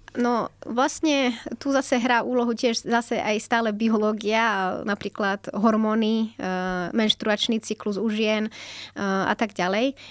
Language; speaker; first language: Slovak; native; Slovak